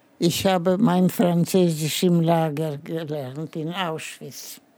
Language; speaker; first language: German; non-native, fluent; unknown